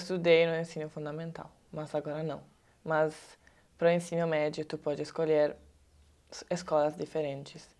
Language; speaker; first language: Portuguese; non-native, learner; Italian